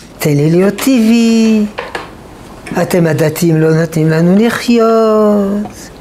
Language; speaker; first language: Hebrew; non-native, fluent; French